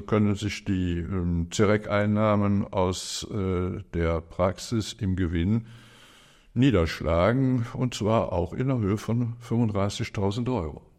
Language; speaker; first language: German; native; German